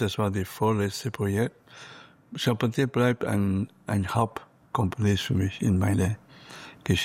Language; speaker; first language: German; non-native, fluent; Catalan